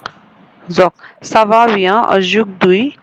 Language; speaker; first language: French; non-native, learner; Bangla